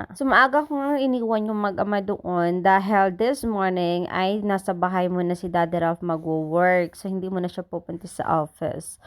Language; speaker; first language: Filipino; native; Filipino